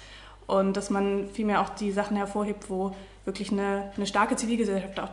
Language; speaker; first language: German; native; German